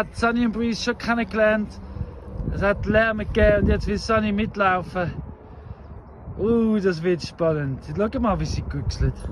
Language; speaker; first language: German; non-native, fluent; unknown